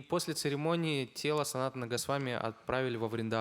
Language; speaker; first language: Russian; native; Russian